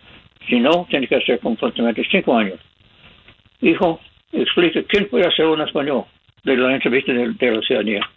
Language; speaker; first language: Spanish; non-native, fluent; English